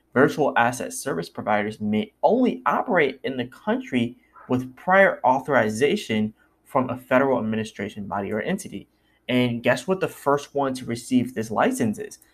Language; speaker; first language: English; native; English